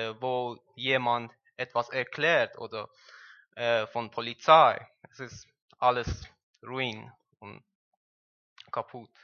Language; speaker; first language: German; non-native, learner; Persian